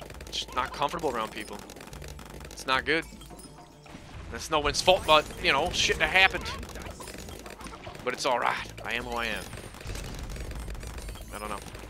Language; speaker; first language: English; early bilingual, other home language; Polish